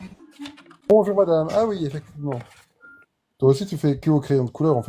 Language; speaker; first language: French; native; French